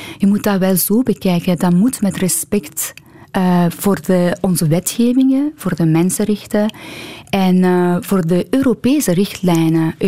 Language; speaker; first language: Dutch; non-native, fluent; Persian